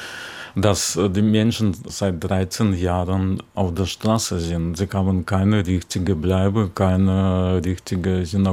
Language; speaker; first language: German; non-native, fluent; Russian